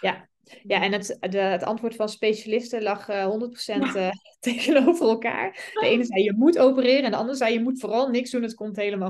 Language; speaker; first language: Dutch; native; Dutch